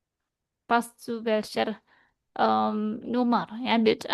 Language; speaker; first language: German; non-native, fluent; Indonesian